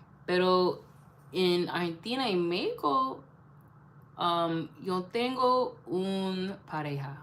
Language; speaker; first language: Spanish; non-native, learner; English